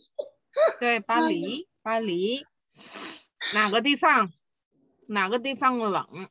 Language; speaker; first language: Chinese; non-native, fluent; Vietnamese